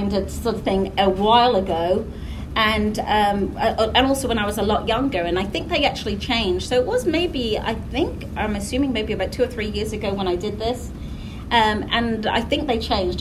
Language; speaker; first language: English; native; English